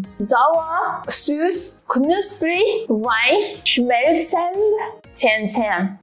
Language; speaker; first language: German; non-native, fluent; Japanese